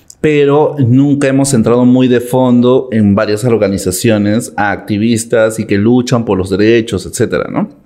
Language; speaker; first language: Spanish; native; Spanish